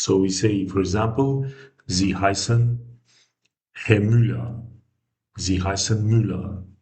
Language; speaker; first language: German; non-native, fluent; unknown